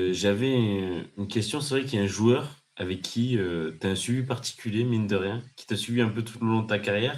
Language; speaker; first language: French; native; French